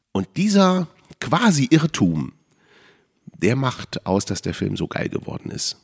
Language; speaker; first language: German; native; German